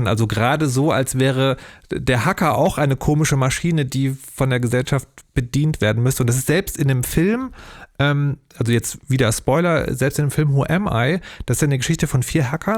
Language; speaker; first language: German; native; German